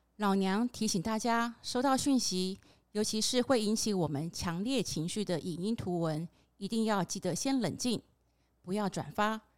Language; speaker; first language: Chinese; non-native, fluent; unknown